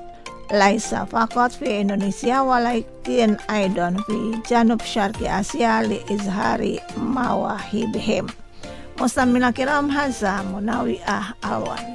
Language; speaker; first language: Arabic; non-native, fluent; Indonesian